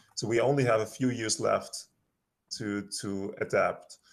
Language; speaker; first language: English; non-native, fluent; German